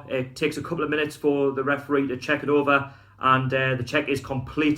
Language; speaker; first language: English; native; English